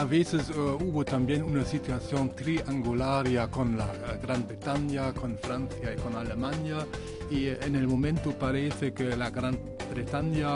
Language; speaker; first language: Spanish; non-native, learner; German